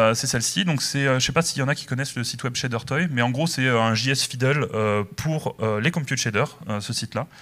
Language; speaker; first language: French; native; French